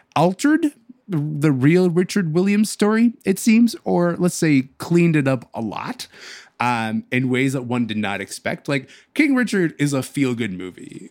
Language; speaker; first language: English; early bilingual, other home language; Arabic